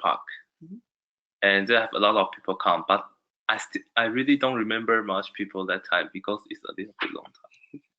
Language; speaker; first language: English; non-native, learner; Chinese